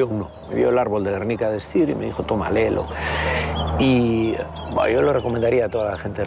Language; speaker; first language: Spanish; native; Spanish